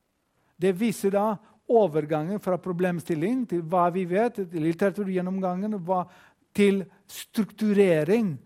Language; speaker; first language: Norwegian; non-native, fluent; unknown